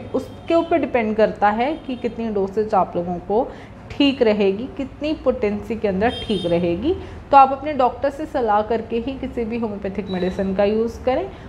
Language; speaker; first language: Hindi; native; Hindi